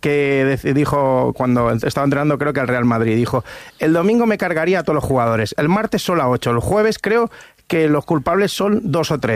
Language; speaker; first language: Spanish; native; Spanish